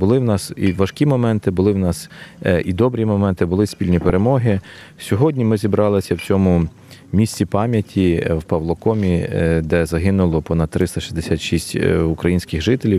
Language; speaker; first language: Ukrainian; native; Ukrainian